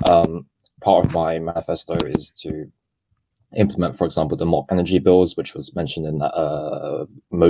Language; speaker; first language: English; non-native, local second language; Cantonese